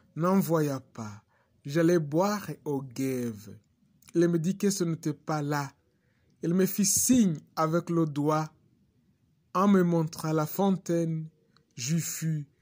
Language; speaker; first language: French; non-native, local second language; Kinyarwanda